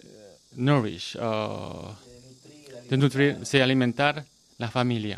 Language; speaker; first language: Spanish; non-native, learner; Korean